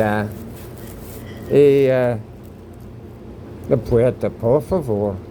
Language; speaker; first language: Spanish; non-native, learner; English